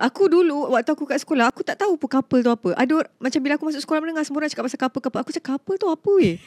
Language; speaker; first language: Malay; non-native, local second language; English